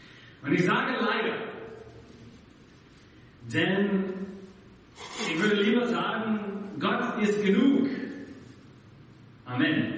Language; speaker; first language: German; non-native, fluent; English